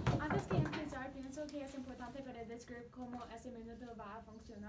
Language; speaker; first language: Spanish; non-native, learner; English